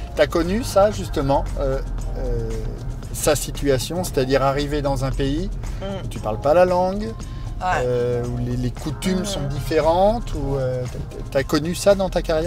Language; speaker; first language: French; native; French